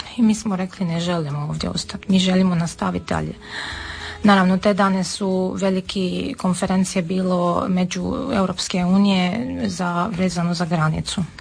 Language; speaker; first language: Serbian; non-native, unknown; Armenian